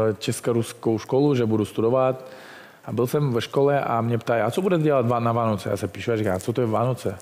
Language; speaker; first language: Czech; non-native, fluent; Russian